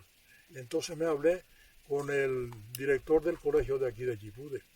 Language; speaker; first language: Spanish; native; Spanish